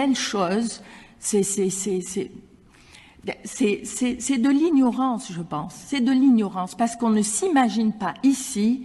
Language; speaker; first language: French; non-native, local second language; Arabic